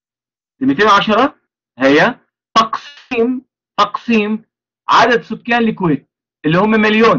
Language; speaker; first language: Arabic; native; Arabic